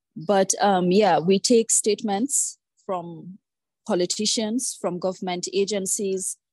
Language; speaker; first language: English; non-native, local second language; Hausa